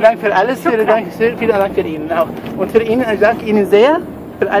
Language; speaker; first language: German; non-native, fluent; Arabic